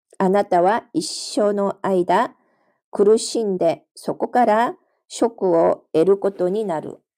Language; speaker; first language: Japanese; non-native, fluent; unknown